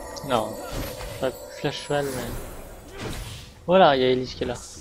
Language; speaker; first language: French; native; French